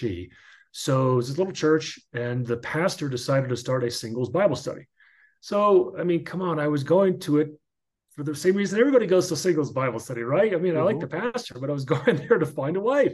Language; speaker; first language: English; native; English